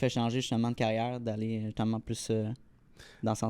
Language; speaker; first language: French; native; French